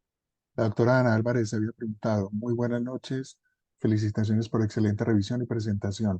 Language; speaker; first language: Spanish; native; Spanish